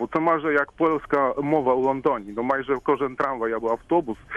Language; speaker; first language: Ukrainian; non-native, fluent; Polish